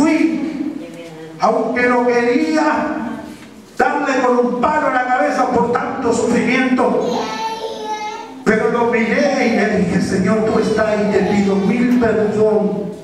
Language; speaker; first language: Spanish; native; Spanish